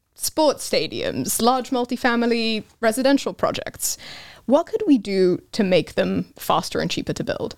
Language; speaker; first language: English; non-native, fluent; Hebrew